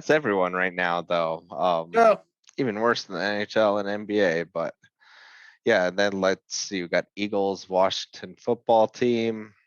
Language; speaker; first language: English; native; English